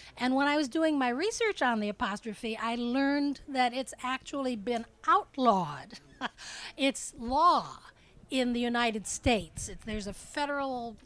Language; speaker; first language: English; native; English